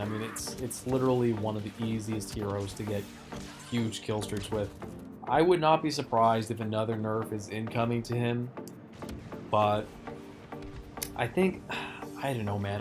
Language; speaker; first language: English; native; English